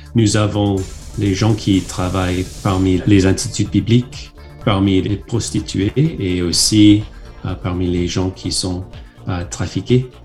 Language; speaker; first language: French; non-native, fluent; English